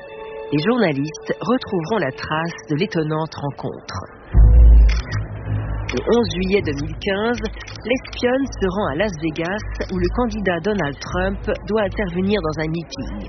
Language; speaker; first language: French; native; French